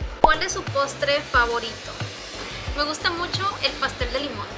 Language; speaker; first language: Spanish; native; Spanish